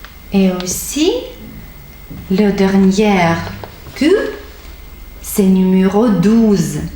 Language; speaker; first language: French; non-native, fluent; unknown